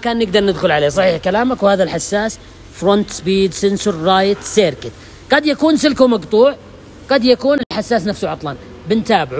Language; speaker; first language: Arabic; native; Arabic